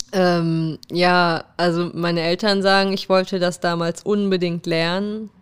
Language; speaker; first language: German; native; German